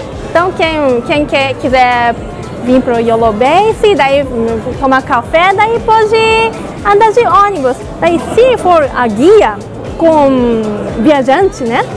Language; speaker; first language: Portuguese; non-native, learner; Japanese